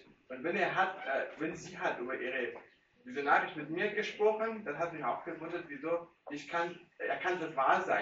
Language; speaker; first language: German; non-native, learner; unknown